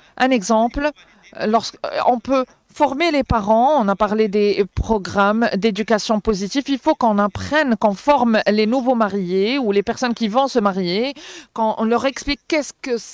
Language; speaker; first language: French; non-native, local second language; Arabic